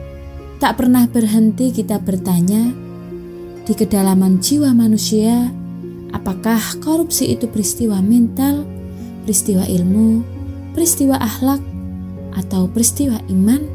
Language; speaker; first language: Indonesian; native; Indonesian